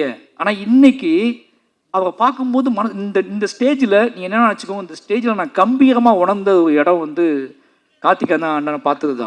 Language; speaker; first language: Tamil; native; Tamil